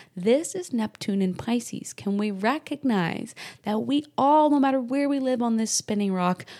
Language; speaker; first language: English; native; English